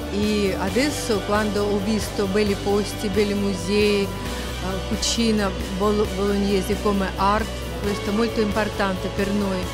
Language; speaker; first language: Italian; non-native, learner; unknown